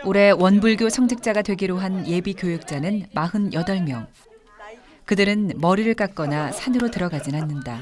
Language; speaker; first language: Korean; native; Korean